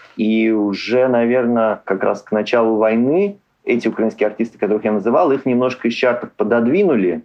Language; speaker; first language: Russian; native; Russian